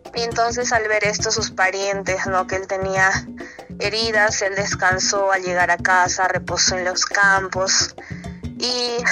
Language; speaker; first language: Spanish; native; Spanish